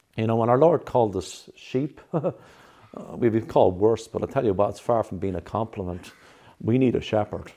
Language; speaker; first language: English; native; English